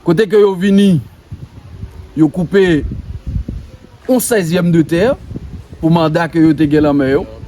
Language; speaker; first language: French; non-native, local second language; Haitian Creole